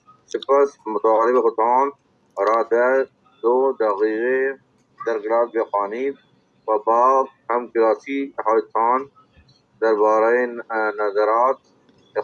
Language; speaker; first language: Persian; non-native, learner; Urdu